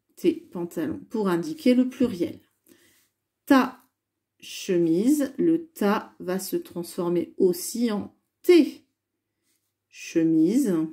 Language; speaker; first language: French; native; French